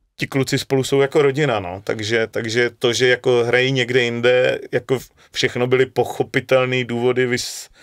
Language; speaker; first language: Czech; native; Czech